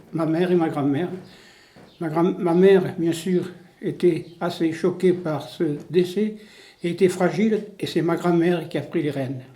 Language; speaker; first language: French; native; French